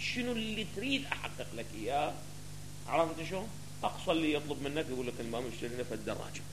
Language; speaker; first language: Arabic; native; Arabic